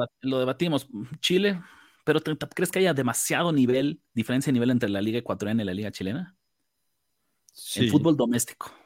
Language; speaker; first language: Spanish; native; Spanish